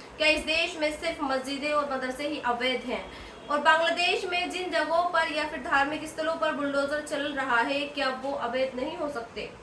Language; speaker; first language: Hindi; native; Hindi